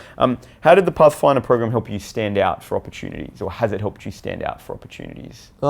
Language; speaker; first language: English; native; English